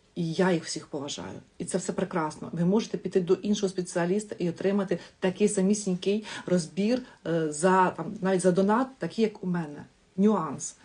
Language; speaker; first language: Ukrainian; non-native, local second language; Russian